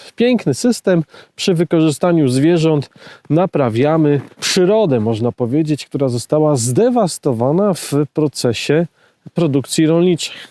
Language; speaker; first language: Polish; native; Polish